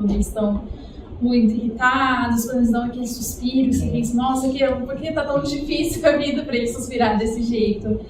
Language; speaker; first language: Portuguese; native; Portuguese